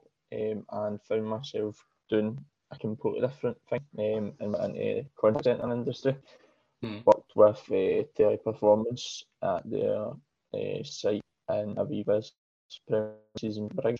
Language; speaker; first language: English; native; English